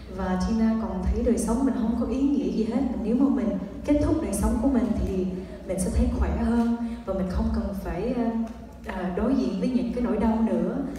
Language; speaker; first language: Vietnamese; early bilingual, heritage; Vietnamese